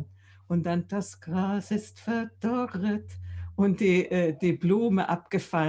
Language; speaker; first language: German; native; German